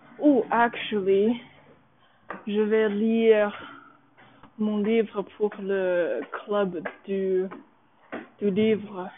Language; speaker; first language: French; non-native, learner; English